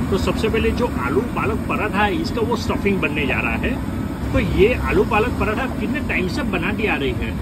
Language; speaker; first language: Hindi; native; Hindi